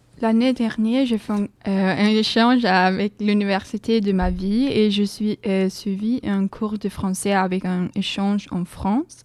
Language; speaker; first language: French; non-native, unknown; Swedish